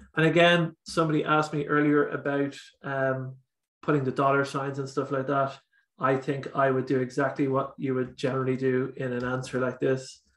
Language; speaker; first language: English; native; English